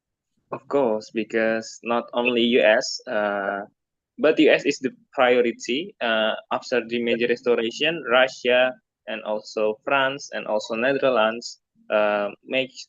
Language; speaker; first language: English; non-native, learner; Indonesian